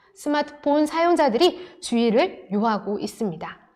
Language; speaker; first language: Korean; native; Korean